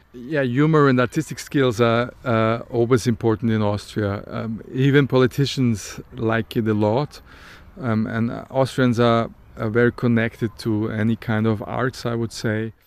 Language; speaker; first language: English; non-native, fluent; German